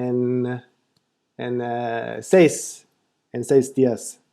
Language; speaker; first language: Spanish; non-native, learner; Swedish